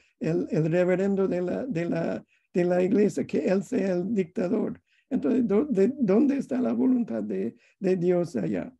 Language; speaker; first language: Spanish; non-native, fluent; English